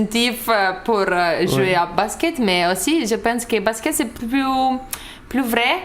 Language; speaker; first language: French; non-native, learner; Lithuanian